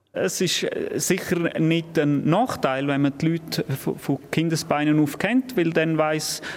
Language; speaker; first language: German; native; German